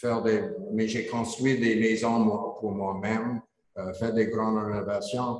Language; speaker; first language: French; non-native, learner; English